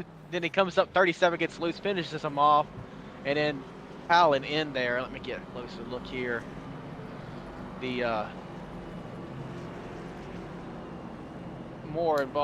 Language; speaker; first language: English; native; English